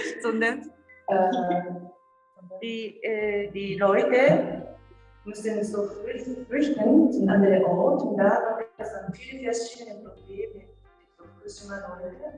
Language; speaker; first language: German; non-native, fluent; Japanese